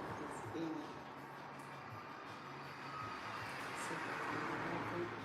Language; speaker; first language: Dutch; non-native, fluent; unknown